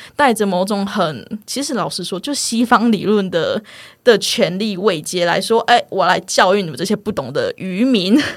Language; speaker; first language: Chinese; non-native, local second language; Min Nan Chinese